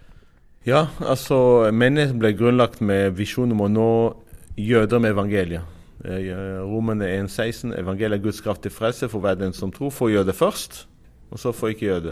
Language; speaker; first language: Norwegian; non-native, fluent; Arabic